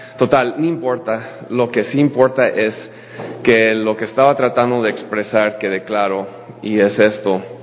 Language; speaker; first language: Spanish; non-native, fluent; English